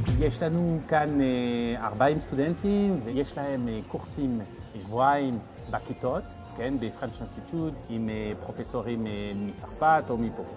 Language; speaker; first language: Hebrew; non-native, learner; French